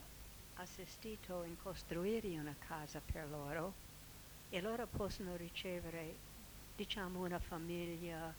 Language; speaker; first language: Italian; non-native, fluent; English